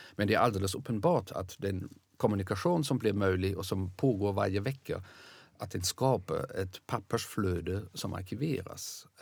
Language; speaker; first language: Swedish; non-native, fluent; German